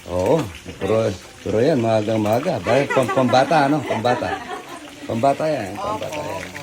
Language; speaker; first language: Filipino; non-native, local second language; Pampanga